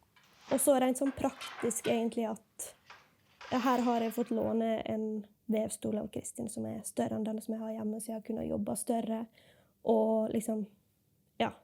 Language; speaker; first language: Norwegian; native; Norwegian